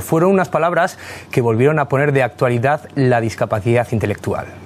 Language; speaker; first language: Spanish; native; Spanish